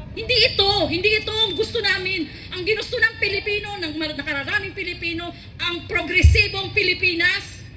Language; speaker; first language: Filipino; native; Filipino